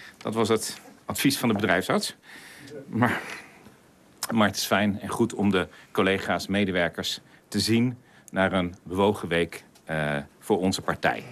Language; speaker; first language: Dutch; native; Dutch